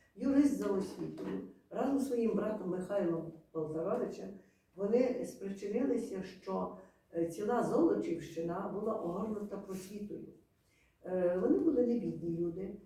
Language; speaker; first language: Ukrainian; native; Ukrainian